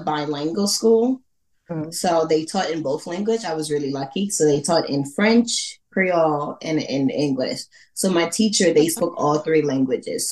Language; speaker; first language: English; non-native, fluent; Haitian Creole